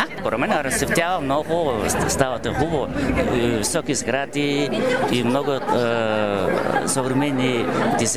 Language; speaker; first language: Bulgarian; non-native, learner; Mongolian